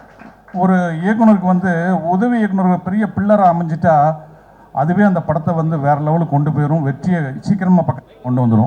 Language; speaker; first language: Tamil; native; Tamil